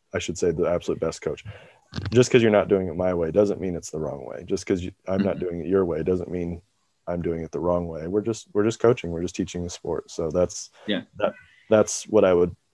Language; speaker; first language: English; native; English